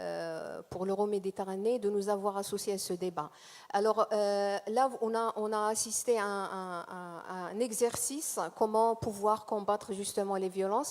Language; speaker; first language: French; non-native, fluent; Portuguese